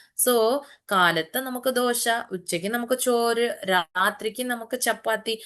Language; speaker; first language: Malayalam; early bilingual, heritage; Malayalam